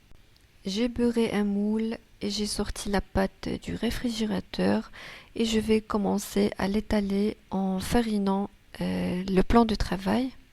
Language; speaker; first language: French; non-native, local second language; Arabic